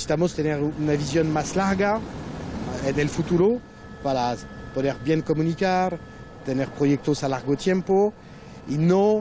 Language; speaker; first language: Spanish; non-native, fluent; French